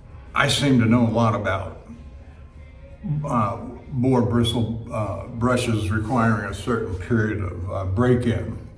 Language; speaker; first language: English; native; English